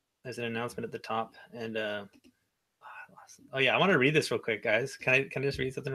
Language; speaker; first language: English; native; English